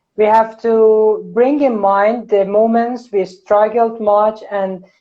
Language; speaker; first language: English; non-native, fluent; Persian